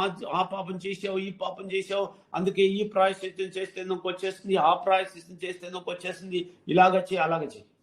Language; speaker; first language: Telugu; non-native, learner; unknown